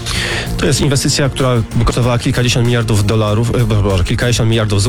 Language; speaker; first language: Polish; native; Polish